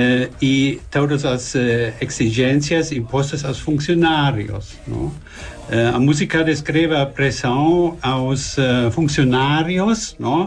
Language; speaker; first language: Portuguese; non-native, learner; German